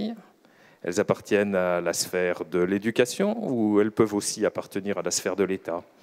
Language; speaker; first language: French; native; French